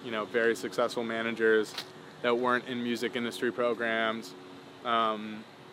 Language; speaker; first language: English; native; English